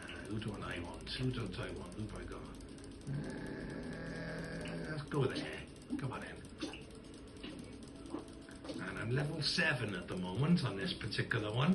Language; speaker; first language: English; native; English